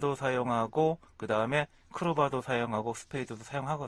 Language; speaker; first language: Korean; native; Korean